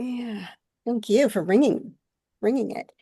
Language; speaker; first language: English; native; English